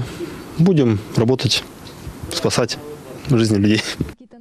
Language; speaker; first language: Russian; native; Russian